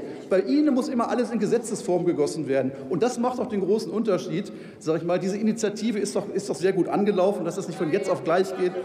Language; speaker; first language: German; native; German